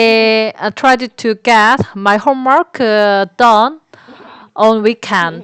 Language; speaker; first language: English; non-native, learner; Korean